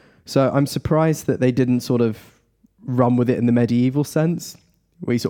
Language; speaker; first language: English; native; English